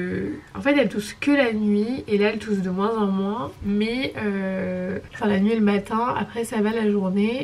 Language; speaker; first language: French; native; French